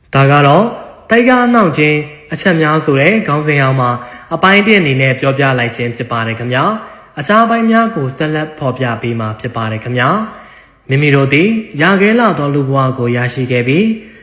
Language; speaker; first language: Burmese; non-native, local second language; Shan